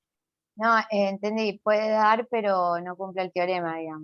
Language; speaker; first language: Spanish; native; Spanish